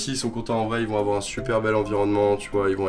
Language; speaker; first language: French; native; French